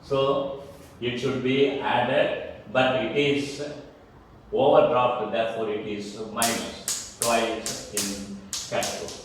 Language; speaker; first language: English; non-native, local second language; Tamil